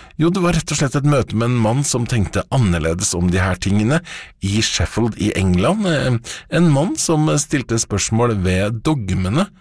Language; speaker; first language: Norwegian; native; Norwegian